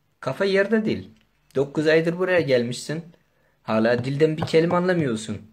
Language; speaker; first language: Turkish; non-native, local second language; Kurdish